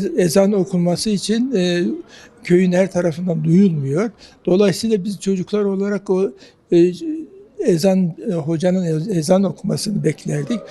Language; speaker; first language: Turkish; native; Turkish